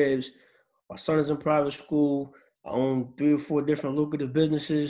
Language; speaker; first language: English; native; English